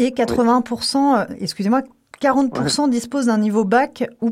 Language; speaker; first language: French; native; French